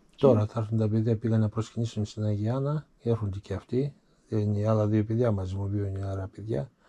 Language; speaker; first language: Greek; early bilingual, heritage; Greek